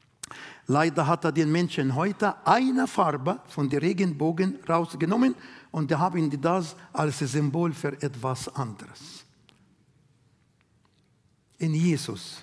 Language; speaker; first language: German; non-native, learner; Arabic